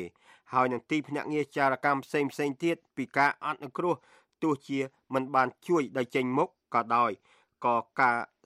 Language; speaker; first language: Khmer; native; Khmer